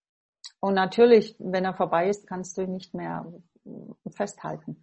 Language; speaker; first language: German; non-native, fluent; English